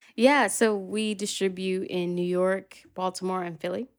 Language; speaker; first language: English; native; English